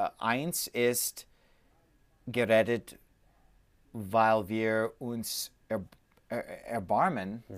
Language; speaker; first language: German; non-native, learner; English